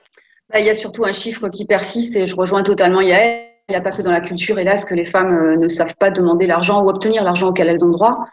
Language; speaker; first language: French; native; French